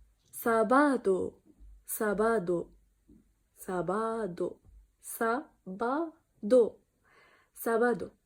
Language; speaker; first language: Spanish; non-native, learner; Arabic